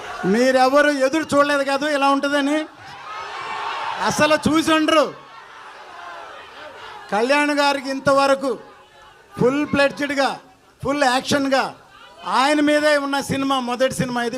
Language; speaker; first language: Telugu; native; Telugu